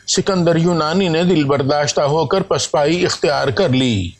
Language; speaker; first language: Urdu; native; Urdu